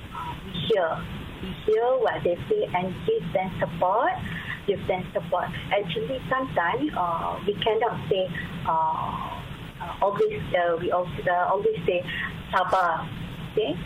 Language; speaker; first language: English; non-native, local second language; Malay